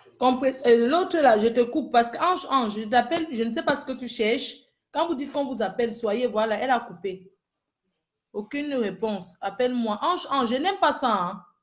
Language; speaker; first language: French; native; French